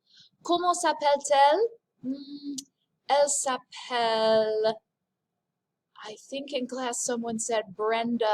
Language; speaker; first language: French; non-native, fluent; English